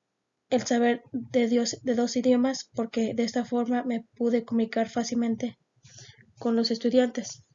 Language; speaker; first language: Spanish; early bilingual, heritage; Spanish